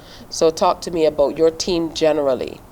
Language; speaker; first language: English; native; English